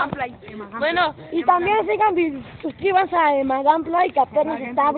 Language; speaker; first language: Spanish; native; Spanish